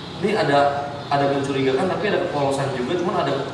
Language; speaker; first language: Indonesian; native; Indonesian